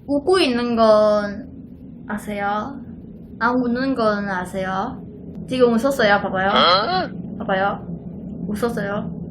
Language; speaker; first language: Korean; non-native, learner; Chinese